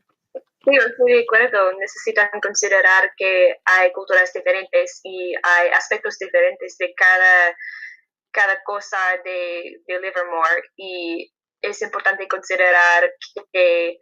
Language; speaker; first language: Spanish; non-native, learner; English